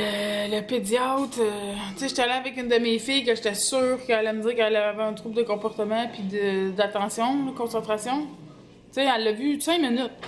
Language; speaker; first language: French; native; French